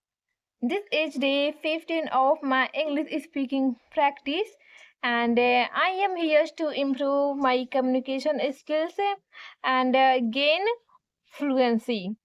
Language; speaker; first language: English; non-native, learner; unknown